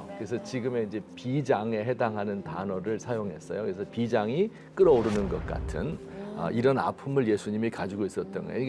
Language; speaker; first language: Korean; native; Korean